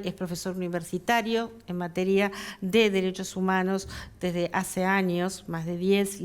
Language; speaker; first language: Spanish; native; Spanish